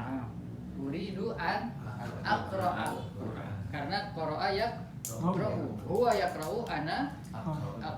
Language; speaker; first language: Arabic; non-native, fluent; Indonesian